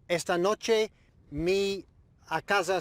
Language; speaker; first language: Spanish; non-native, learner; English